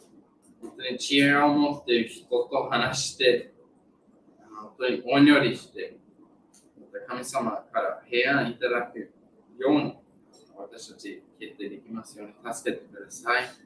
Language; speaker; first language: Japanese; non-native, fluent; English